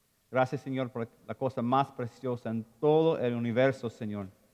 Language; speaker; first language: Spanish; non-native, fluent; English